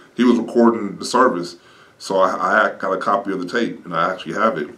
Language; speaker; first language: English; native; English